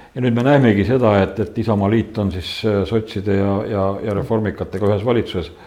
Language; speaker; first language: Estonian; native; Estonian